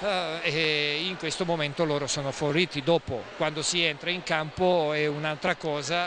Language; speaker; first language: Italian; non-native, fluent; Serbian